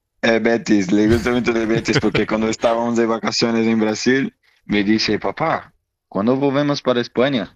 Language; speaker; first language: Spanish; non-native, learner; Portuguese